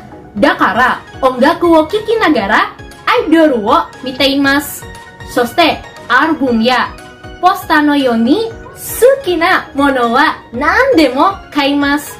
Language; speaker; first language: Japanese; non-native, learner; Indonesian